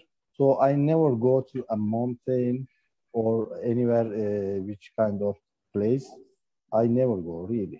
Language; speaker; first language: English; non-native, learner; Turkish